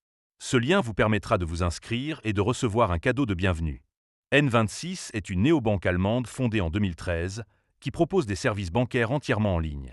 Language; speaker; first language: French; native; French